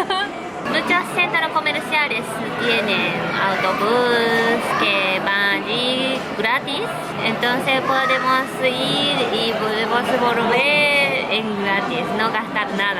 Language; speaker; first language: Spanish; non-native, fluent; Japanese